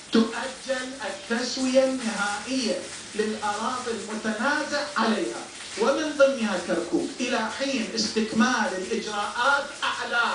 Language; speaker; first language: Arabic; non-native, local second language; Turkmen